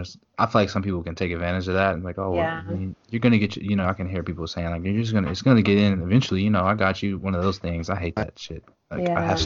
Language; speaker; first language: English; native; English